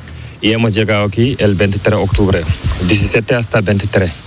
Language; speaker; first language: Spanish; non-native, learner; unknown